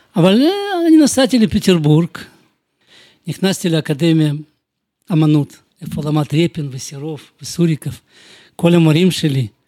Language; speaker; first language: Hebrew; non-native, fluent; Russian